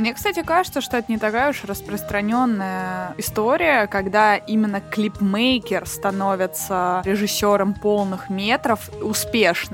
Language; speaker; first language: Russian; native; Russian